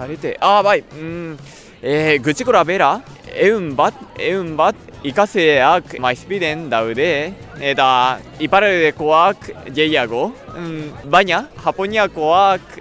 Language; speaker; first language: Basque; non-native, learner; Japanese